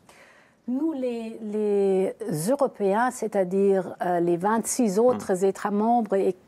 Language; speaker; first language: French; non-native, fluent; German